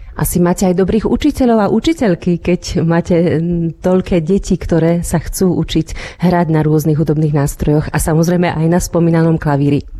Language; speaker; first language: Slovak; native; Slovak